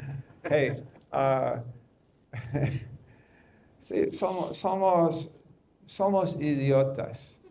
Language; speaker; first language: Spanish; non-native, fluent; English